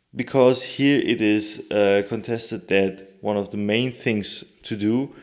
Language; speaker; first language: English; non-native, fluent; Turkish